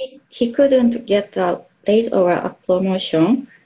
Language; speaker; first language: English; non-native, learner; Japanese